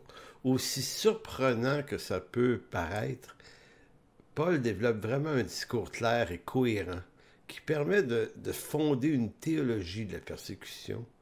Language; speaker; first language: French; native; French